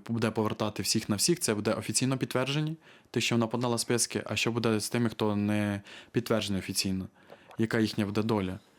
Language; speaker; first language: Ukrainian; native; Ukrainian